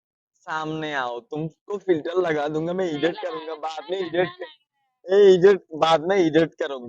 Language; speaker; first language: Hindi; non-native, learner; Bangla